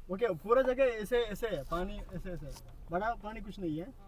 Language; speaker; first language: Hindi; non-native, local second language; Malayalam